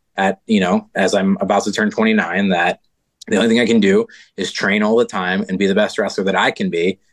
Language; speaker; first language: English; native; English